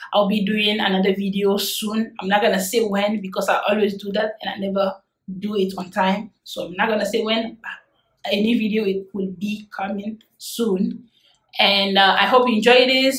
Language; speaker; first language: English; non-native, fluent; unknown